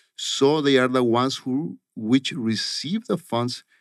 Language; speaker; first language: English; non-native, fluent; Spanish